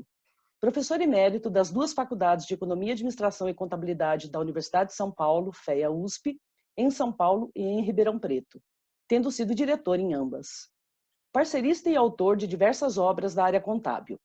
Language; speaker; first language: Portuguese; native; Portuguese